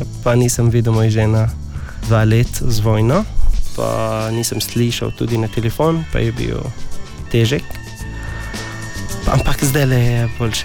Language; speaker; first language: Slovenian; non-native, learner; Arabic